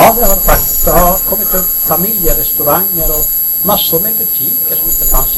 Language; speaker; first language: Swedish; native; Swedish